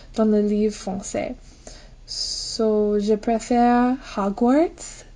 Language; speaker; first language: French; non-native, fluent; English